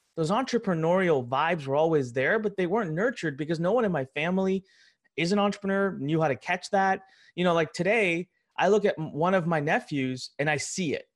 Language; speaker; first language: English; early bilingual, other home language; Hindi